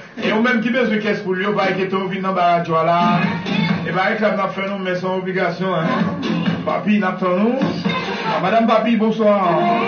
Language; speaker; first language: French; native; French